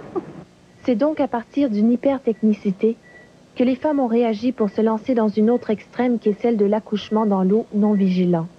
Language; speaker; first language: French; native; French